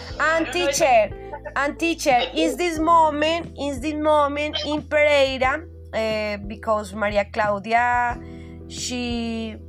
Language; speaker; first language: English; non-native, learner; Spanish